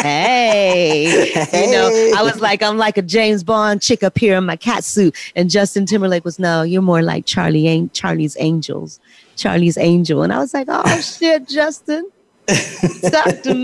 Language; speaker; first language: English; native; English